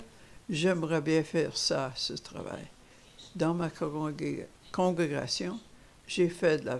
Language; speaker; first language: French; non-native, fluent; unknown